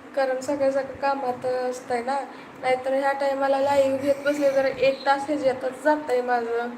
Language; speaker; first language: Marathi; native; Marathi